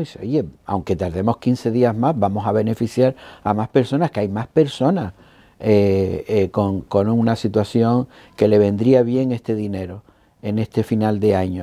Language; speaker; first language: Spanish; native; Spanish